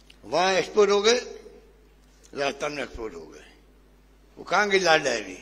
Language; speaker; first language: Hindi; native; Hindi